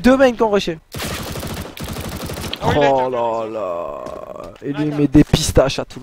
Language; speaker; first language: French; native; French